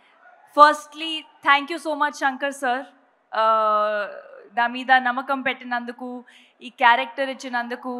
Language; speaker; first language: Telugu; non-native, local second language; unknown